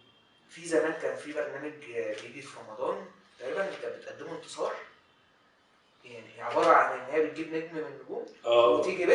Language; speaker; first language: Arabic; native; Arabic